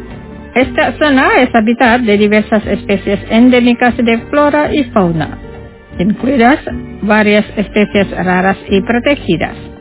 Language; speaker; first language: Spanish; non-native, fluent; Indonesian